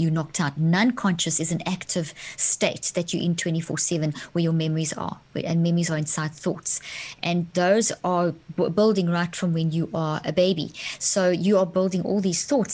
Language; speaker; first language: English; native; English